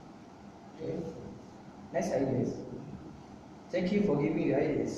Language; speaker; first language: English; non-native, learner; Malay